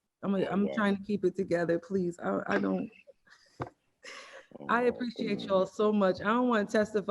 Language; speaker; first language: English; native; English